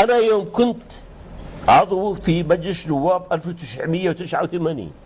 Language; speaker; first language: Arabic; native; Arabic